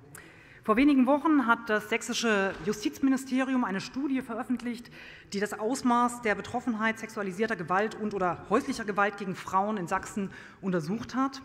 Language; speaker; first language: German; native; German